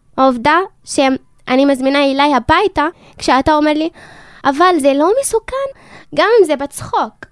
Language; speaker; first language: Hebrew; non-native, local second language; Arabic